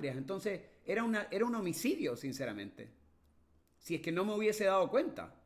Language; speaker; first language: Spanish; native; Spanish